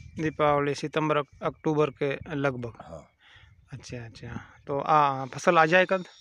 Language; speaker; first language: Hindi; native; Hindi